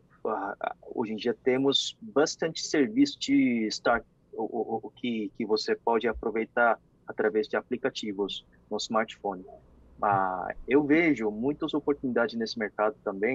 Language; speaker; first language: Portuguese; non-native, fluent; Korean